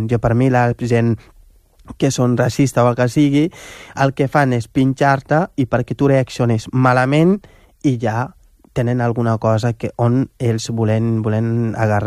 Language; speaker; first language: Catalan; non-native, fluent; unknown